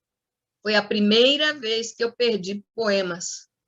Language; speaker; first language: Portuguese; non-native, fluent; Spanish